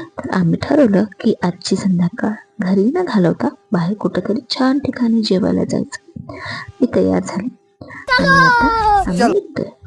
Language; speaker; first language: Marathi; native; Marathi